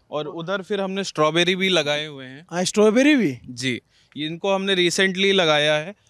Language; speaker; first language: Hindi; native; Hindi